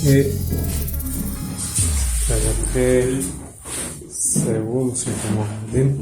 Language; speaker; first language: French; non-native, learner; Persian